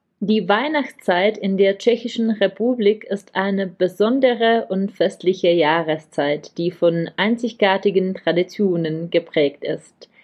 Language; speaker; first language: German; non-native, fluent; Czech